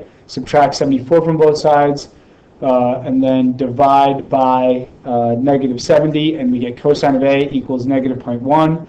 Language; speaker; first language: English; native; English